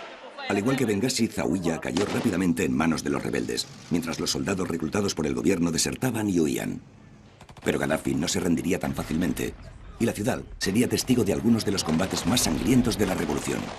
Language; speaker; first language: Spanish; native; Spanish